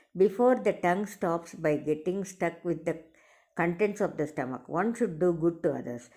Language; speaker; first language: English; non-native, local second language; Tamil